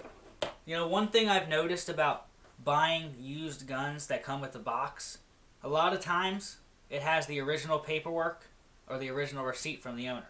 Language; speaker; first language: English; native; English